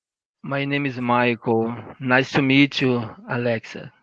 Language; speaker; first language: English; non-native, learner; Portuguese